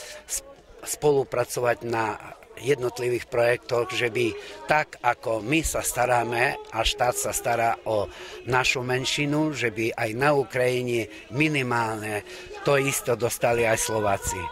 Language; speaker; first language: Slovak; non-native, local second language; Ukrainian